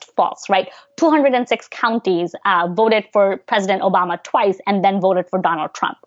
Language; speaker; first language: English; early bilingual, other home language; Bangla